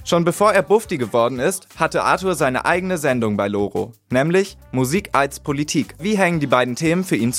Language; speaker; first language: German; native; German